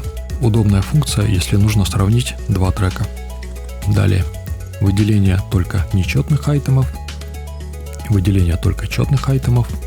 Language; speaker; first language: Russian; native; Russian